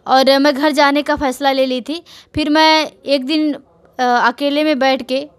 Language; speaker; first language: Hindi; native; Hindi